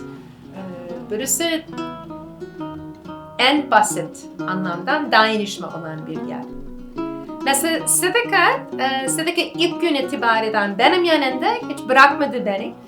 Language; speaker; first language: Turkish; non-native, learner; English